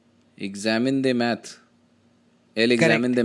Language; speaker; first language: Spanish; non-native, learner; Hindi